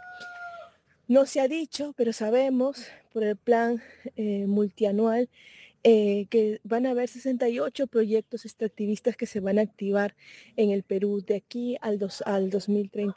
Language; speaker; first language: Spanish; native; Spanish